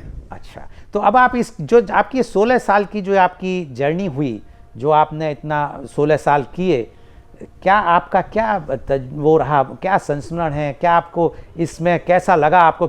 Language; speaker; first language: Hindi; native; Hindi